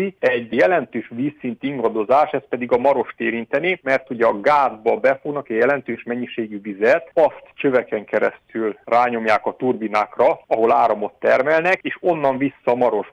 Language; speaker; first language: Hungarian; native; Hungarian